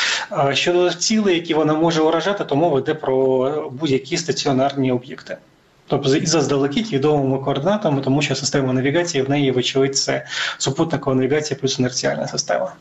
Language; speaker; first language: Ukrainian; native; Ukrainian